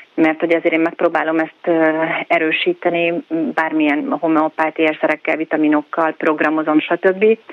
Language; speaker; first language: Hungarian; native; Hungarian